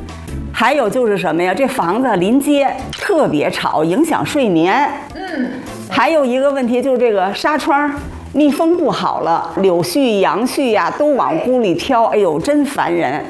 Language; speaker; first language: Chinese; native; Chinese